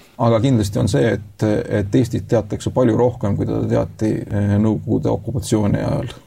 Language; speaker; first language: Estonian; native; Estonian